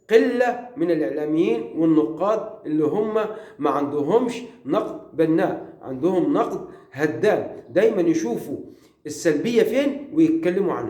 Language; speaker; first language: Arabic; native; Arabic